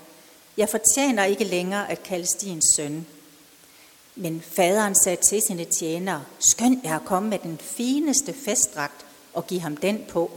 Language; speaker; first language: Danish; native; Danish